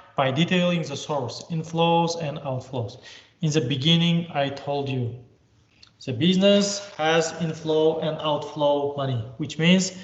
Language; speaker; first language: English; non-native, fluent; Uzbek